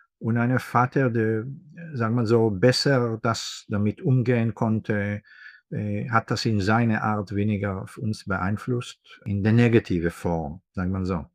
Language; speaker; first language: German; non-native, fluent; Hebrew